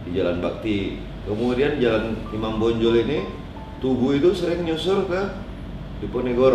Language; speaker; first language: Indonesian; native; Indonesian